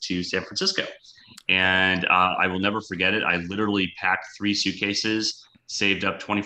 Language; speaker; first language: English; native; English